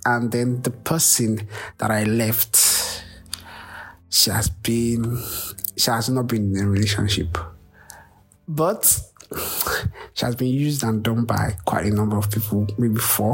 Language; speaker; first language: English; non-native, local second language; Yoruba